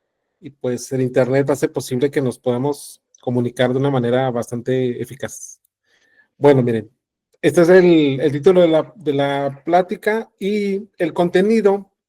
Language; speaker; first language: Spanish; native; Spanish